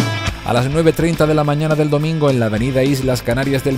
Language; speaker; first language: Spanish; native; Spanish